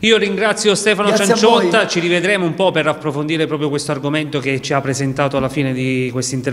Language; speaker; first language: Italian; native; Italian